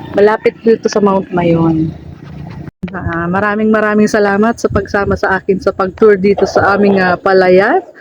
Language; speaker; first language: Filipino; non-native, local second language; Bikol